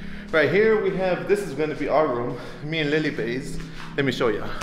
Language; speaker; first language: English; early bilingual, other home language; Spanish